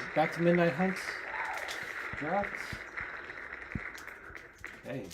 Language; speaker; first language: English; native; English